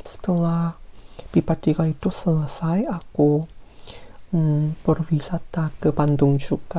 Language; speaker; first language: Indonesian; non-native, fluent; Korean